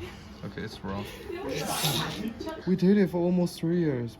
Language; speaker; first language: English; non-native, fluent; Chinese